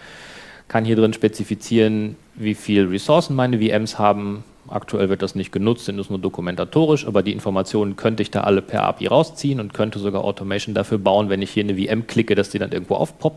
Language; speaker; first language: German; native; German